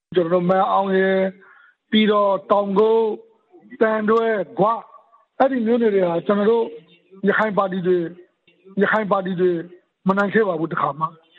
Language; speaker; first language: Burmese; native; Burmese